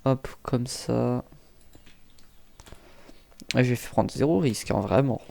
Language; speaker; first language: French; native; French